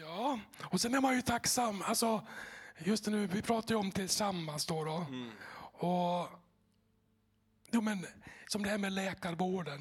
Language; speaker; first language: Swedish; native; Swedish